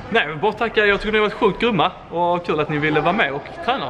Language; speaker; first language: Swedish; native; Swedish